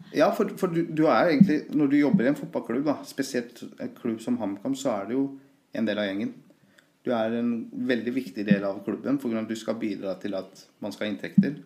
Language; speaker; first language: Norwegian; early bilingual, other home language; Persian